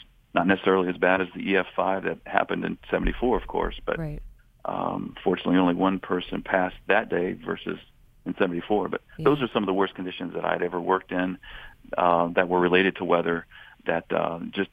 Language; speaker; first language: English; native; English